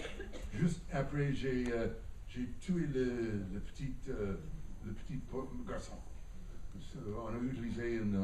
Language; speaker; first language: French; non-native, learner; English